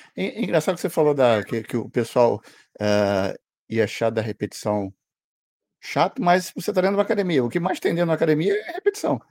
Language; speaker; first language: Portuguese; native; Portuguese